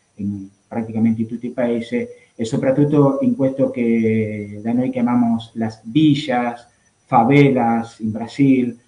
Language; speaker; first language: Italian; non-native, fluent; Spanish